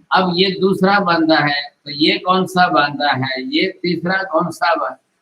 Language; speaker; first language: Hindi; non-native, local second language; Gujarati